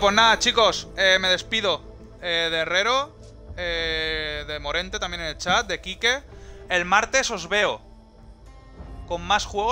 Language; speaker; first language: Spanish; native; Spanish